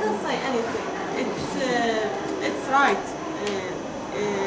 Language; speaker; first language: English; non-native, learner; Arabic